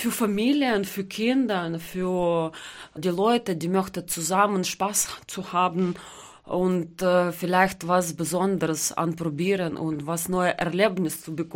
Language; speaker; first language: German; non-native, learner; Ukrainian